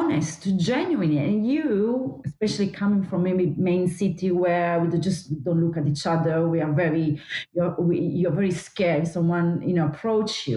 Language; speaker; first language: English; non-native, fluent; Italian